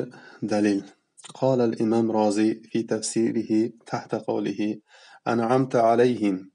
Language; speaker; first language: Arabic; non-native, fluent; Uzbek